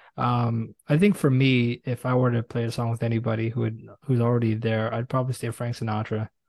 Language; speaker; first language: English; native; English